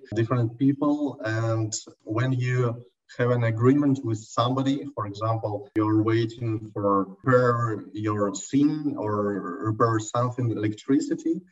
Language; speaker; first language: English; non-native, learner; Russian